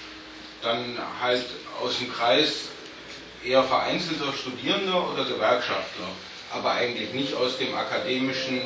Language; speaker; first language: German; native; German